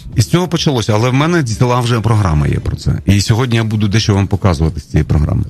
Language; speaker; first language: Ukrainian; non-native, local second language; Russian